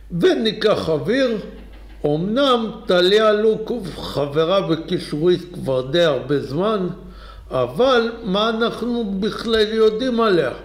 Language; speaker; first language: Hebrew; native; Hebrew